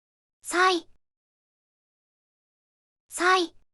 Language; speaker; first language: Japanese; native; Japanese